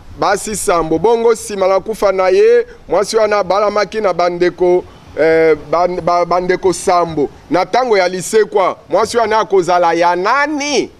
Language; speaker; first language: Lingala; native; Lingala